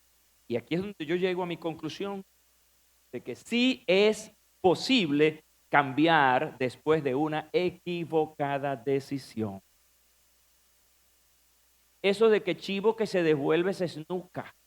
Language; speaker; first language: Spanish; native; Spanish